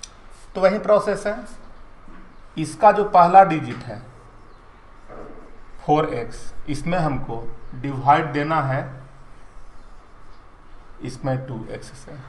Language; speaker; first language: Hindi; native; Hindi